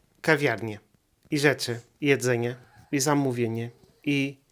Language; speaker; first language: Polish; non-native, learner; Portuguese